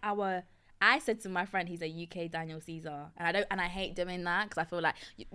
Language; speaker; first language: English; native; English